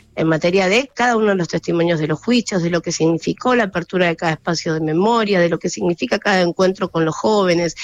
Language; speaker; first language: Spanish; native; Spanish